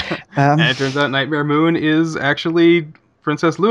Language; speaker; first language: English; native; English